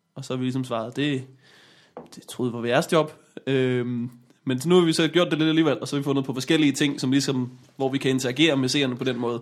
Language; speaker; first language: Danish; native; Danish